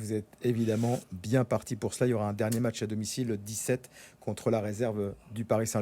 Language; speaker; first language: French; native; French